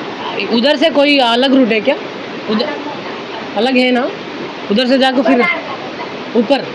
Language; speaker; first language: Hindi; non-native, local second language; Telugu